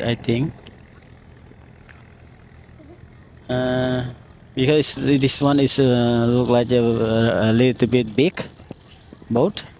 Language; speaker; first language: English; non-native, learner; Khmer